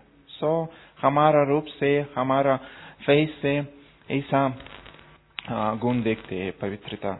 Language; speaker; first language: Hindi; non-native, learner; Russian